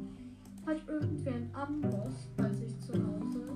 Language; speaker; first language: German; native; German